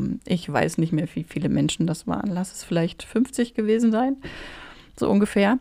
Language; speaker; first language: German; native; German